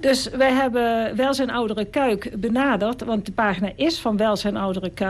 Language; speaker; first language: Dutch; native; Dutch